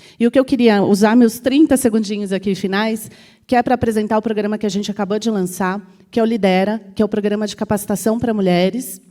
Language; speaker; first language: Portuguese; native; Portuguese